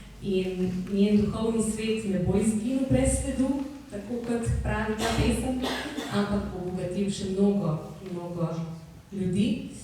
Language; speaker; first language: Slovenian; native; Slovenian